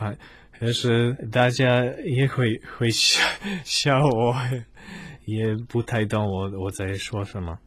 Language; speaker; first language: Chinese; non-native, fluent; Polish